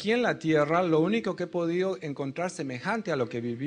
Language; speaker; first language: Spanish; native; Spanish